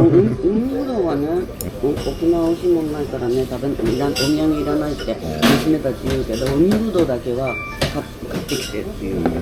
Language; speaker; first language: Japanese; native; Japanese